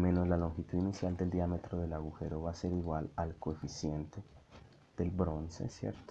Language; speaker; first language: Spanish; native; Spanish